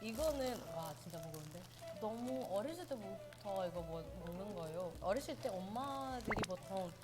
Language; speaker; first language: Korean; non-native, fluent; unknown